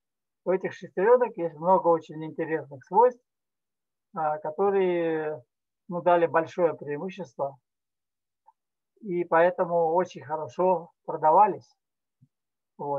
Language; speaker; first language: Russian; native; Russian